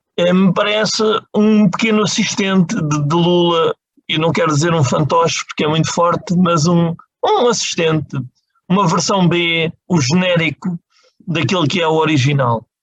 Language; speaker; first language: Portuguese; native; Portuguese